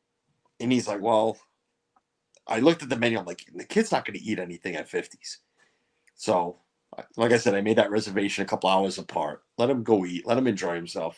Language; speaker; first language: English; native; English